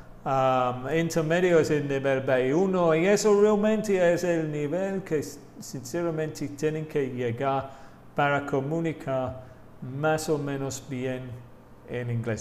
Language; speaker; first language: Spanish; non-native, fluent; English